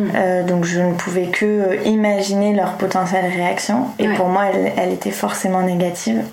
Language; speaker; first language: French; native; French